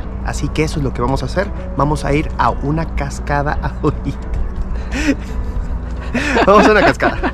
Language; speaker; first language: Spanish; native; Spanish